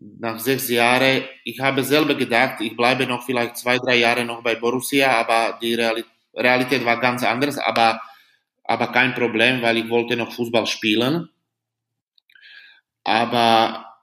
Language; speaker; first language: German; non-native, learner; Slovak